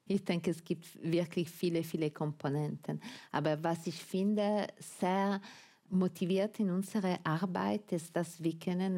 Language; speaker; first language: German; non-native, fluent; Italian